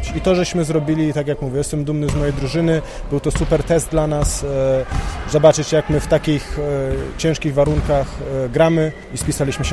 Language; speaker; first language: Polish; non-native, fluent; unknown